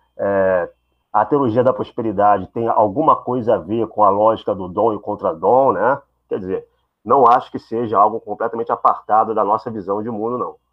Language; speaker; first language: Portuguese; native; Portuguese